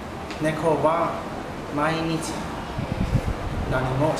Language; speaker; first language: Japanese; non-native, learner; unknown